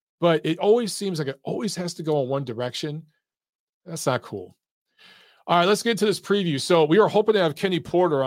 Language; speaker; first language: English; native; English